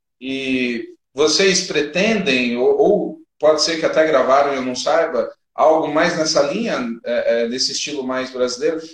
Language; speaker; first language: Portuguese; native; Portuguese